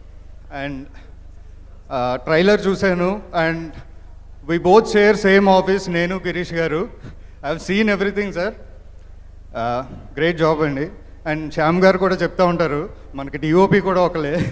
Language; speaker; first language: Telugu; native; Telugu